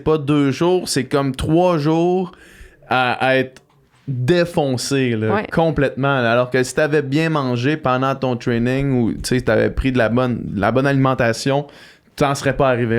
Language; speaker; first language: French; native; French